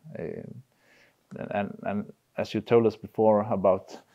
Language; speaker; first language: English; non-native, fluent; Swedish